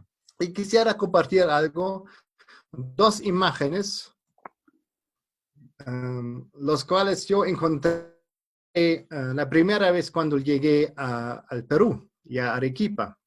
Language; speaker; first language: Spanish; non-native, fluent; German